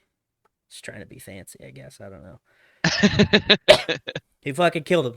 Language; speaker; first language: English; native; English